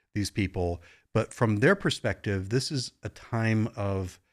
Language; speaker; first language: English; native; English